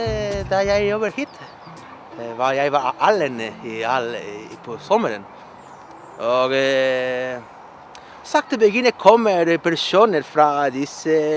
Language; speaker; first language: Norwegian; non-native, learner; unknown